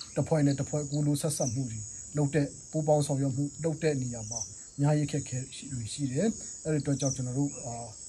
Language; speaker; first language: Burmese; non-native, local second language; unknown